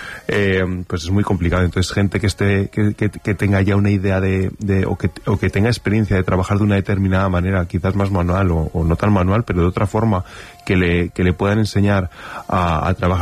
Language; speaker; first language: Spanish; native; Spanish